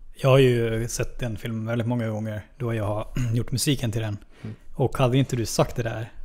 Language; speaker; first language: Swedish; native; Swedish